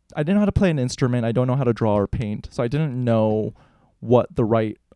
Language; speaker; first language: English; native; English